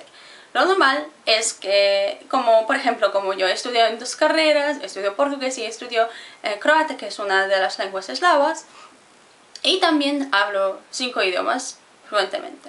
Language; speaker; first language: Spanish; non-native, fluent; Polish